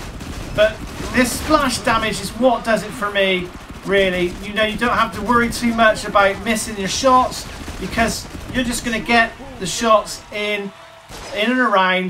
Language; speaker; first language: English; native; English